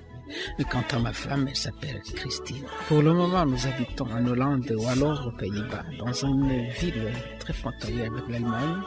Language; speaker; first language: French; non-native, local second language; Rundi